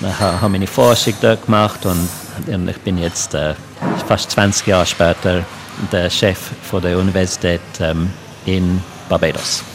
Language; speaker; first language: German; non-native, local second language; English